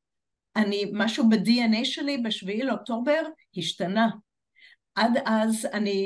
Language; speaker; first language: Hebrew; non-native, fluent; English